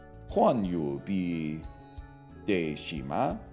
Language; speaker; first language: Chinese; non-native, learner; English